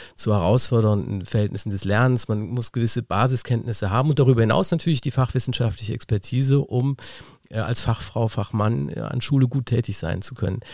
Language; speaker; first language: German; native; German